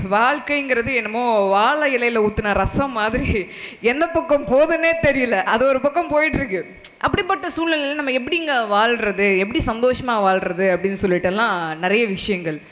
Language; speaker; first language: Tamil; non-native, local second language; Telugu